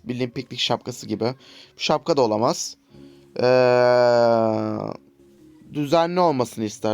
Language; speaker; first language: Turkish; native; Turkish